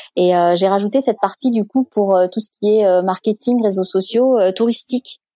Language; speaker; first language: French; native; French